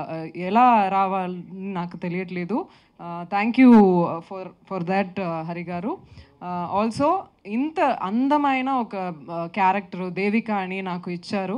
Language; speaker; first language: Telugu; non-native, local second language; Tamil